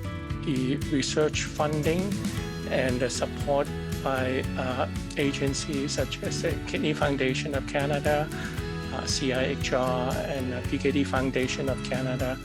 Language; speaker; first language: English; non-native, fluent; Cantonese